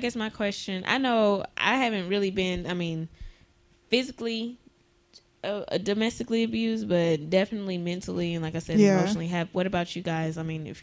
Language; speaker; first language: English; native; English